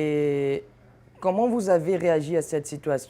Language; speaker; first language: French; non-native, fluent; Portuguese